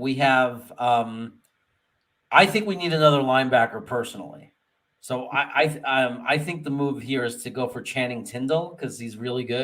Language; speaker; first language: English; native; English